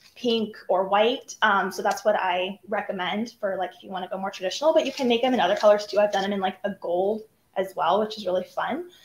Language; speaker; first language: English; native; English